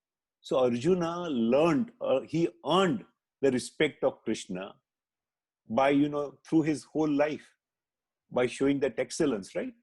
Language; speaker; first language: English; non-native, local second language; Hindi